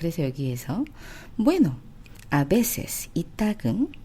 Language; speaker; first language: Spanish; non-native, fluent; Korean